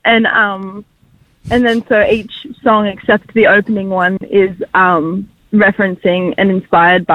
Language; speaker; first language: English; native; English